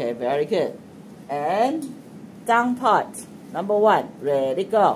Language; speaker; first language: English; non-native, fluent; Chinese